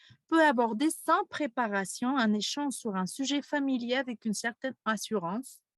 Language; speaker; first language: French; non-native, fluent; Spanish